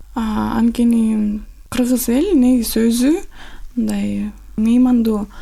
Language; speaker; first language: Kyrgyz; non-native, local second language; Russian